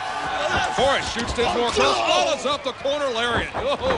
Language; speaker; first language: English; native; English